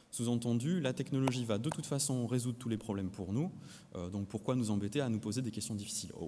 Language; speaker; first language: French; native; French